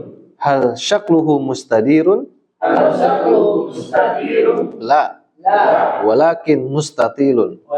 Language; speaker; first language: Arabic; non-native, fluent; Indonesian